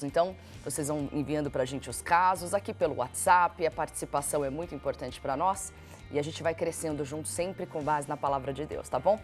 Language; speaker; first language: Portuguese; native; Portuguese